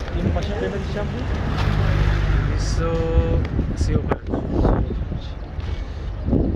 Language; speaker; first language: Persian; non-native, fluent; Turkish